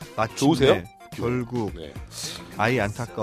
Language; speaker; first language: Korean; native; Korean